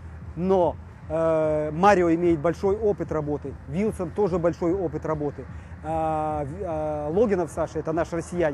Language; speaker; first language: Russian; native; Russian